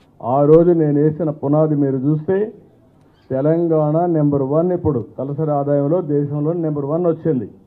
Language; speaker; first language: Telugu; native; Telugu